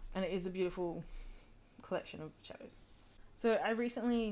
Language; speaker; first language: English; native; English